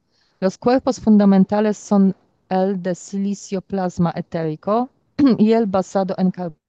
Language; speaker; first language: Spanish; non-native, learner; Polish